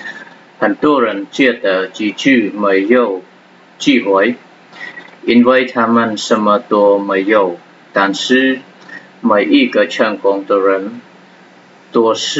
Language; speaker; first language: Chinese; non-native, fluent; Khmer